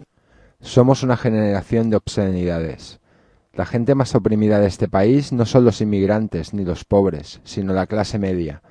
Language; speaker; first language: Spanish; native; Spanish